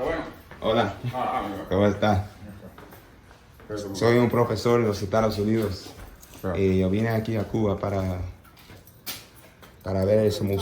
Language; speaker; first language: Spanish; non-native, learner; English